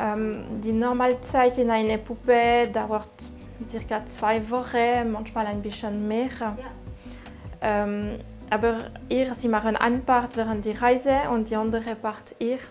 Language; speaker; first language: German; non-native, local second language; French